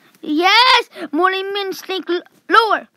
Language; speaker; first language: English; native; English